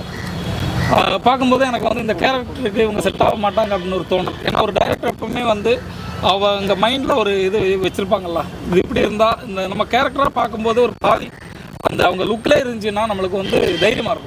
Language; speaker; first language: Tamil; native; Tamil